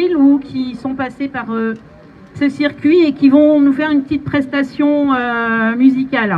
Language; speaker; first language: French; native; French